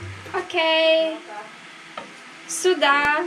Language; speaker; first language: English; non-native, fluent; Polish